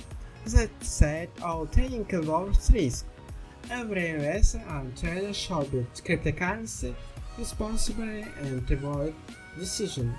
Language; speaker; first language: English; non-native, learner; Russian